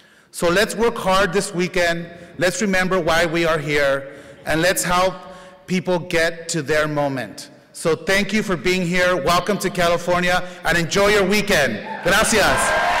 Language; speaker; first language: English; native; English